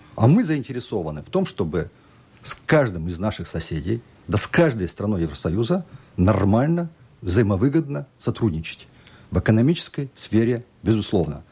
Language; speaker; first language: Russian; native; Russian